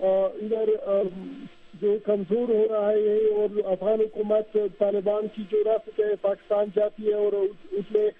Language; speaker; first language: Hindi; non-native, fluent; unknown